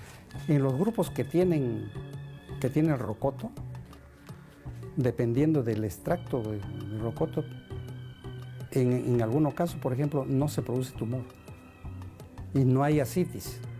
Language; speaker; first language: Spanish; native; Spanish